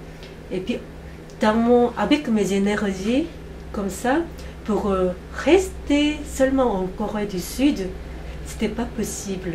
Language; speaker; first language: French; non-native, fluent; Korean